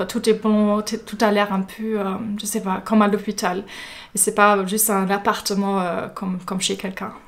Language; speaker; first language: French; non-native, fluent; German